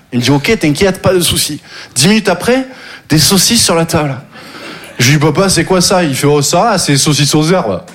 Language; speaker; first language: French; native; French